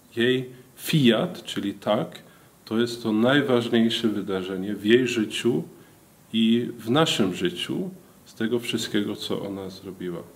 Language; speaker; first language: Polish; non-native, fluent; Norwegian